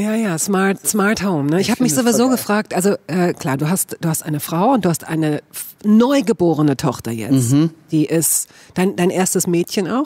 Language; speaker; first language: German; native; German